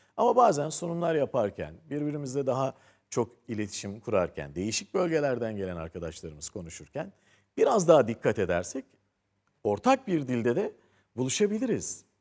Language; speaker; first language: Turkish; native; Turkish